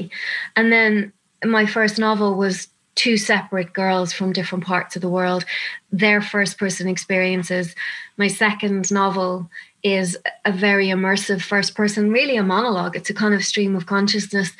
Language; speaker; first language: English; native; English